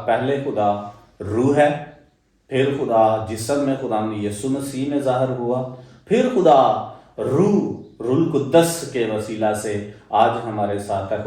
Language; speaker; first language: Urdu; non-native, local second language; Punjabi